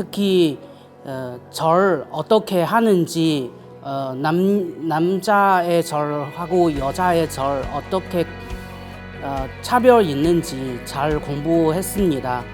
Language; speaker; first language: Korean; non-native, learner; Chinese